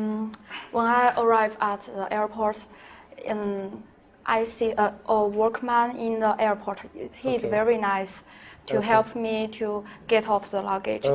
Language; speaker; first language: English; non-native, learner; Chinese